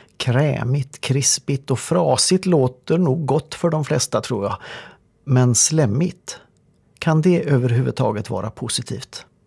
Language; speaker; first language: Swedish; native; Swedish